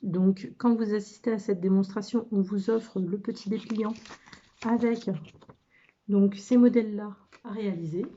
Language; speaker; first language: French; native; French